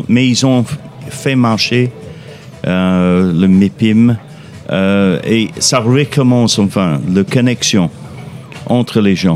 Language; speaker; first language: French; non-native, fluent; English